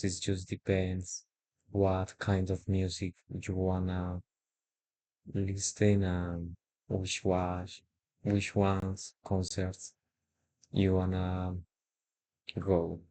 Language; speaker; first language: English; non-native, learner; Spanish